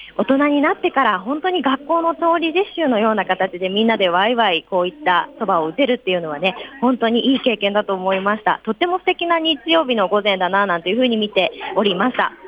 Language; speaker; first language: Japanese; native; Japanese